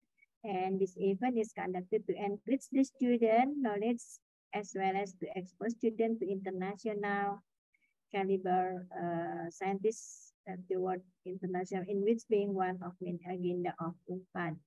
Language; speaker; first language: English; non-native, fluent; Indonesian